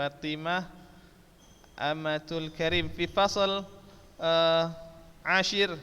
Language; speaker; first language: Arabic; non-native, fluent; Indonesian